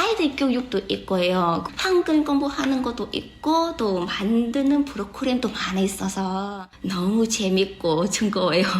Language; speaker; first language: Korean; non-native, fluent; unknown